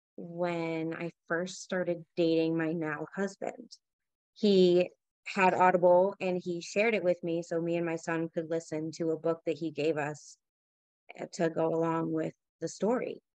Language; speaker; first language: English; native; English